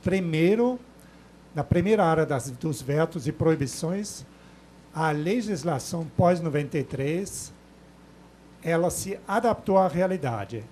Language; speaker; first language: Portuguese; non-native, fluent; German